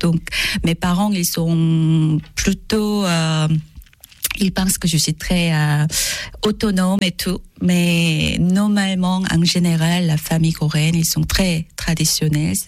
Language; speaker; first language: French; non-native, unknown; Korean